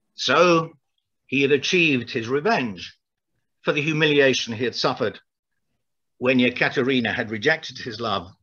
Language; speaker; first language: English; native; English